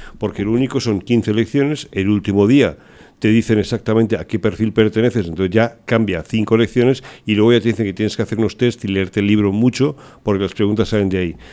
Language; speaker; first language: Spanish; early bilingual, heritage; Spanish